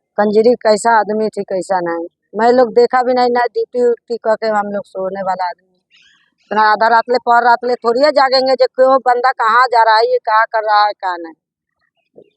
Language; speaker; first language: Hindi; native; Hindi